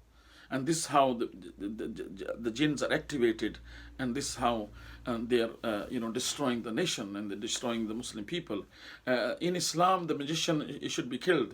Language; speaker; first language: English; non-native, local second language; Urdu